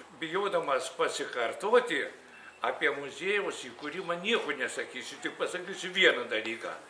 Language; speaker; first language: Lithuanian; native; Lithuanian